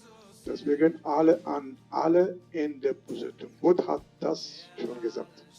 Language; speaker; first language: German; non-native, learner; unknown